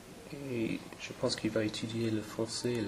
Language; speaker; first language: French; non-native, fluent; English